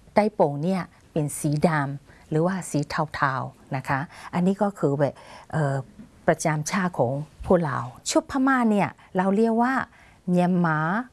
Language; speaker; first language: Thai; non-native, fluent; Burmese